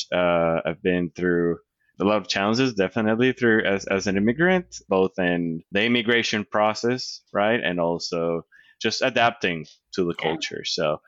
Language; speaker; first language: English; non-native, fluent; Spanish